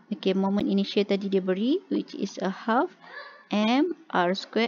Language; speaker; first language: English; non-native, local second language; Malay